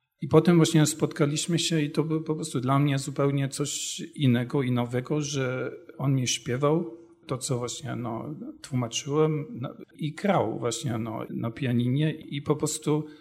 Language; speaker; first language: Polish; non-native, fluent; German